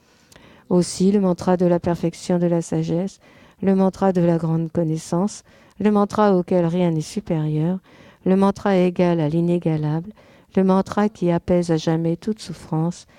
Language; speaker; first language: French; native; French